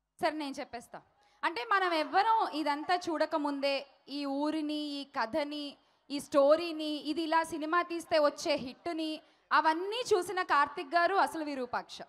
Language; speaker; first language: Telugu; native; Telugu